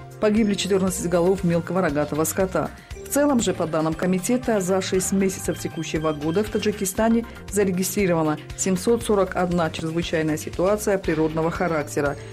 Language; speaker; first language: Russian; non-native, local second language; Tajik